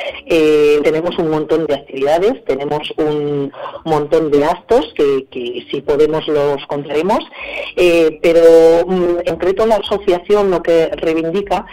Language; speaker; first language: Spanish; native; Spanish